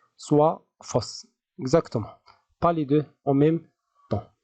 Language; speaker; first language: French; non-native, local second language; Arabic